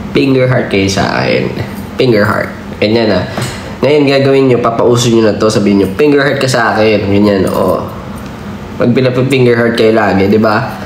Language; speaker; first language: Filipino; native; Filipino